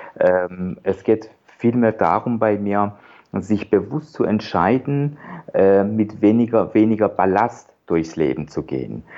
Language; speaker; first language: German; non-native, fluent; Persian